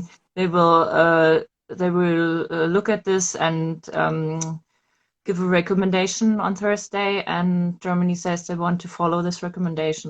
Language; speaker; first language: English; non-native, fluent; German